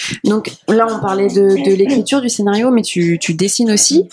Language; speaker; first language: French; native; French